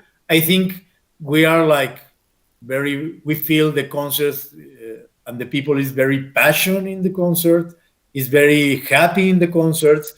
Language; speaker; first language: English; non-native, fluent; Spanish